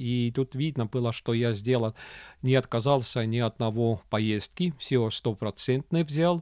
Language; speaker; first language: Russian; non-native, local second language; Estonian